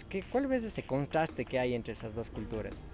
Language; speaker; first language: Spanish; native; Spanish